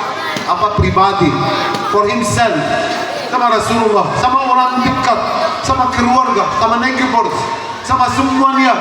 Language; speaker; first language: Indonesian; non-native, learner; Arabic